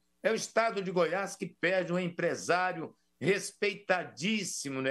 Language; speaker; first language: Portuguese; native; Portuguese